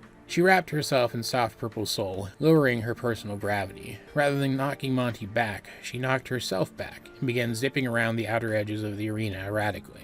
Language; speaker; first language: English; native; English